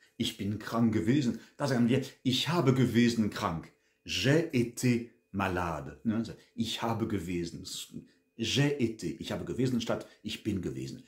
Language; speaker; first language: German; non-native, fluent; French